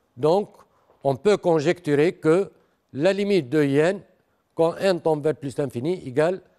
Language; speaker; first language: French; non-native, local second language; Arabic